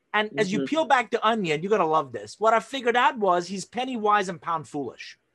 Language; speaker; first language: English; non-native, fluent; Persian